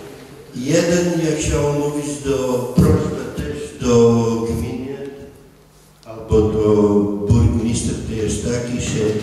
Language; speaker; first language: Polish; non-native, learner; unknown